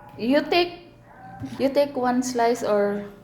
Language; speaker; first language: English; non-native, learner; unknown